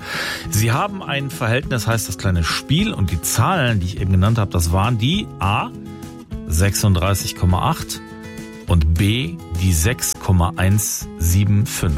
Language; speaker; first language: German; native; German